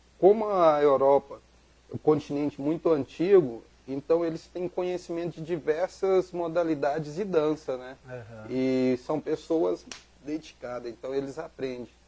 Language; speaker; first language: Portuguese; native; Portuguese